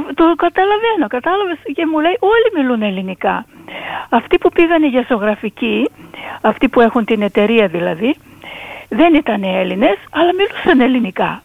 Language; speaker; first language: Greek; early bilingual, heritage; Greek